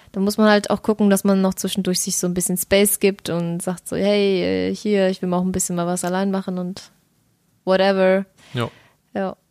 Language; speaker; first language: German; early bilingual, other home language; Russian